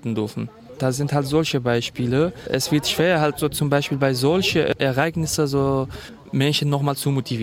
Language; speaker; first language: German; non-native, fluent; Kurdish